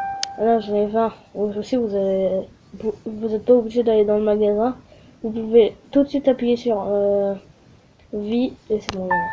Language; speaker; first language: French; native; French